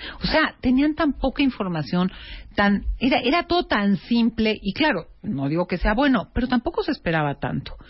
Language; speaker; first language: Spanish; native; Spanish